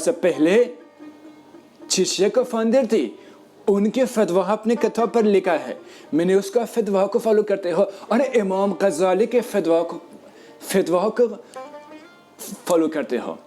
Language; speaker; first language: Urdu; non-native, fluent; Persian